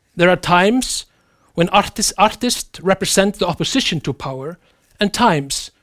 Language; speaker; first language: English; non-native, fluent; Icelandic